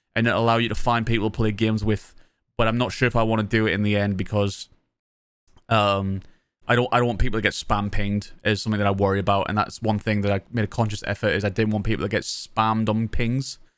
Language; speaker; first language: English; native; English